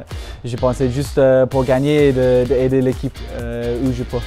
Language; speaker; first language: French; non-native, fluent; English